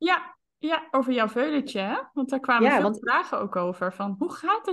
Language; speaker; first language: Dutch; native; Dutch